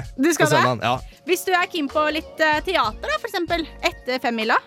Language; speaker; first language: Norwegian; native; Norwegian